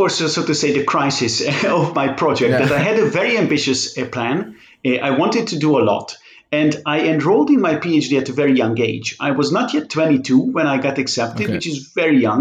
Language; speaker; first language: English; non-native, fluent; Hungarian